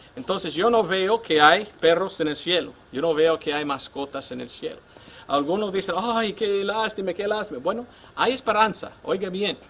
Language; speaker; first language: Spanish; non-native, fluent; English